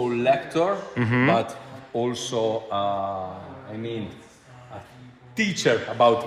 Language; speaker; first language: English; non-native, fluent; Italian